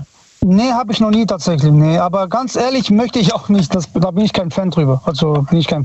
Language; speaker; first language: German; early bilingual, other home language; Italian